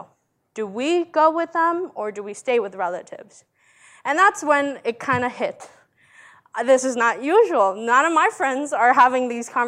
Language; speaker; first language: English; early bilingual, other home language; Spanish